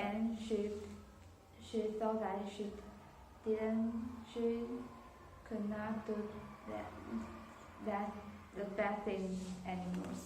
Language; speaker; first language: English; non-native, learner; Chinese